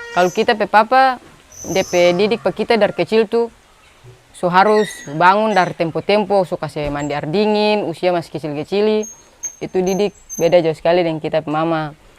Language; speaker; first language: Indonesian; native; Indonesian